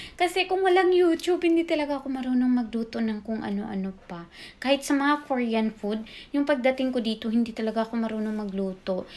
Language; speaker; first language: Filipino; non-native, local second language; Cebuano